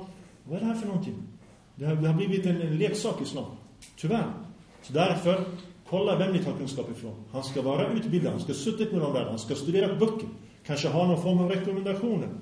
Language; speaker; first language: Swedish; early bilingual, other home language; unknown